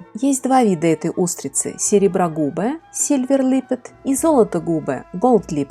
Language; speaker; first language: Russian; native; Russian